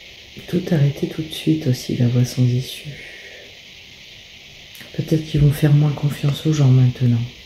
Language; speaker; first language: French; native; French